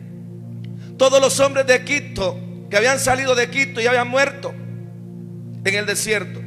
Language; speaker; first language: Spanish; native; Spanish